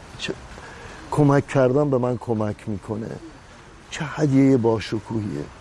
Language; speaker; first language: Persian; native; Persian